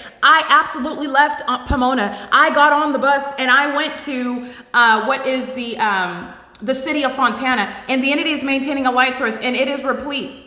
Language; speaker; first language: English; native; English